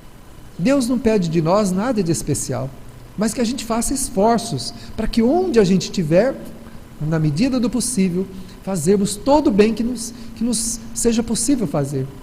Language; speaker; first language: Portuguese; native; Portuguese